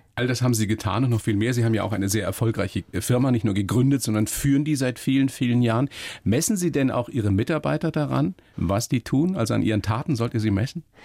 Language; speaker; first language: German; native; German